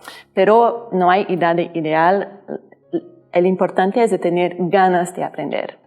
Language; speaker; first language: Spanish; non-native, learner; Portuguese